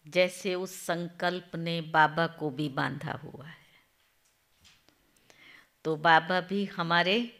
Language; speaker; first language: Hindi; non-native, local second language; Gujarati